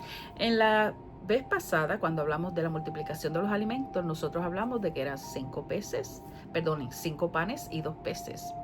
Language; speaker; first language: Spanish; native; Spanish